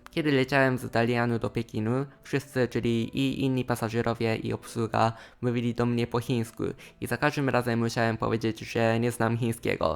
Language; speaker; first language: Polish; non-native, fluent; Japanese